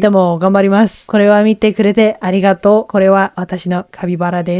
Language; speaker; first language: Japanese; non-native, learner; English